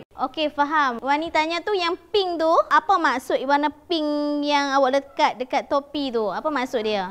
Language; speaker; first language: Malay; native; Malay